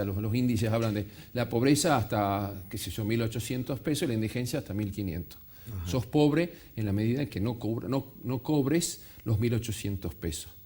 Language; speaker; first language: Spanish; native; Spanish